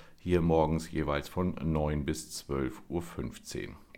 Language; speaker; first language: German; native; German